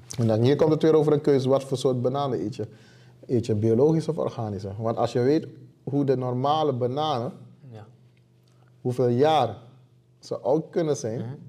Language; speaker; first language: Dutch; native; Dutch